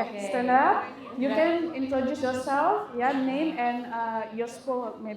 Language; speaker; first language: English; non-native, fluent; Indonesian